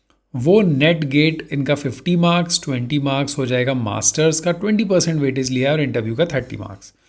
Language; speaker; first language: Hindi; native; Hindi